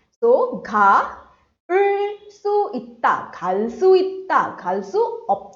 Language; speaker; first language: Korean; non-native, fluent; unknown